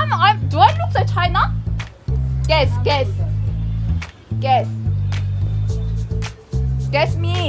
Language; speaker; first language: English; non-native, learner; Korean